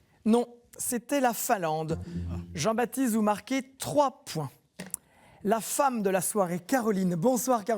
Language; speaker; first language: French; native; French